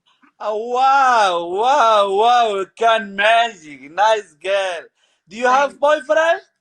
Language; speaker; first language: English; non-native, learner; Somali